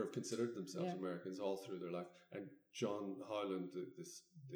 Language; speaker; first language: English; native; English